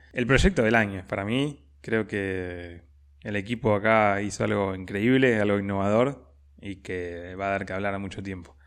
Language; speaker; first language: Spanish; native; Spanish